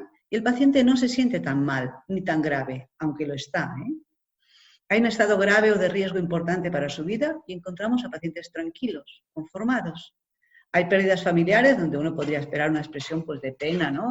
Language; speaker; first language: Spanish; native; Spanish